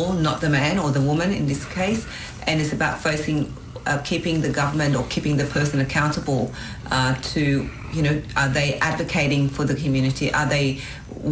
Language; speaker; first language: English; non-native, local second language; Vietnamese